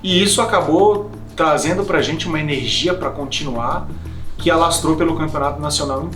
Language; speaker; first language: Portuguese; native; Portuguese